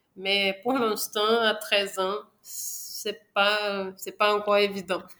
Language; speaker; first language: French; non-native, fluent; Portuguese